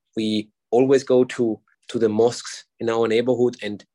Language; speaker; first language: English; non-native, fluent; German